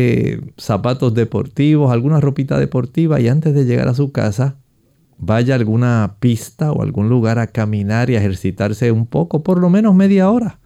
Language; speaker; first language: Spanish; native; Spanish